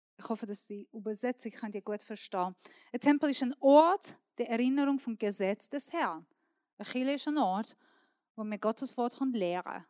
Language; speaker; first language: German; non-native, fluent; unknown